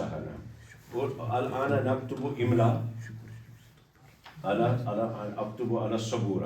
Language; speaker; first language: Arabic; non-native, fluent; Urdu